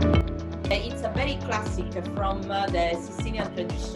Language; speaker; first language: English; non-native, fluent; Italian